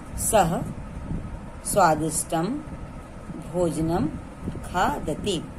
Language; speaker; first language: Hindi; native; Hindi